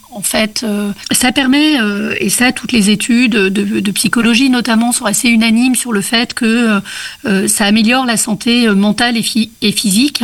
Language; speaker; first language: French; native; French